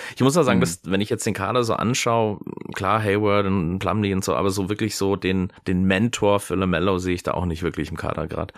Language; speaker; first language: German; early bilingual, other home language; English